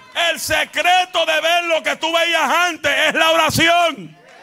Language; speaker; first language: Spanish; native; Spanish